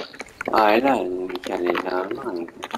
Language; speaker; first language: French; native; French